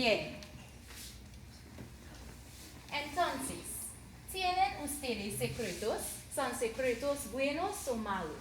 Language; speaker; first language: Spanish; non-native, learner; English